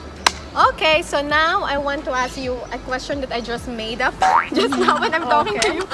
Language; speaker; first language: English; non-native, fluent; Filipino